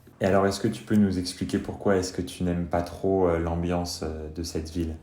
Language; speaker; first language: French; native; French